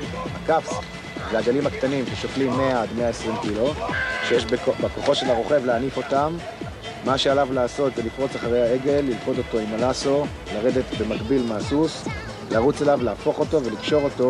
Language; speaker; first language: Hebrew; native; Hebrew